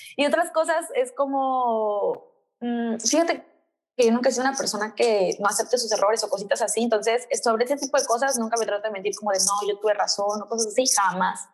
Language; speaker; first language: Spanish; native; Spanish